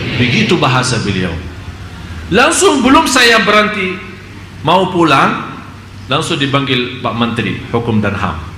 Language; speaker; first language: Malay; non-native, fluent; Arabic